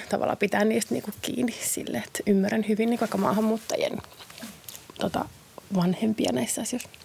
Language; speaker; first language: Finnish; native; Finnish